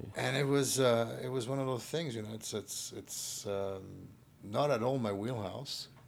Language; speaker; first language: English; early bilingual, other home language; French